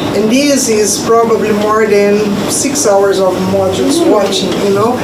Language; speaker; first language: English; non-native, fluent; Portuguese